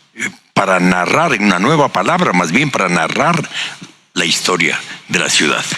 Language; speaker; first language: Spanish; native; Spanish